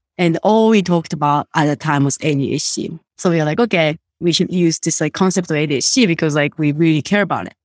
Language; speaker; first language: English; non-native, fluent; Japanese